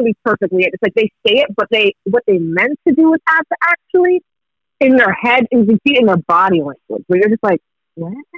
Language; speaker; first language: English; early bilingual, other home language; Swahili